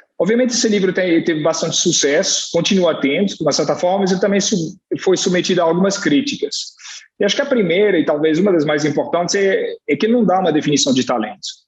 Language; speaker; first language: Portuguese; non-native, fluent; French